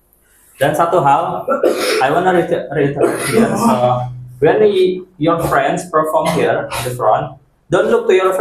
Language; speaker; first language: English; non-native, fluent; Indonesian